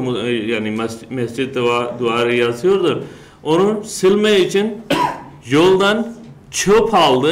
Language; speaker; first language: Turkish; non-native, learner; Urdu